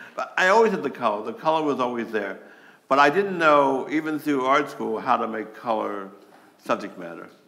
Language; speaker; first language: English; native; English